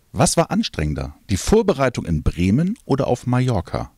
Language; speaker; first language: German; native; German